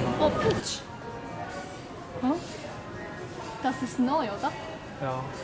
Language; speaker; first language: German; non-native, fluent; Korean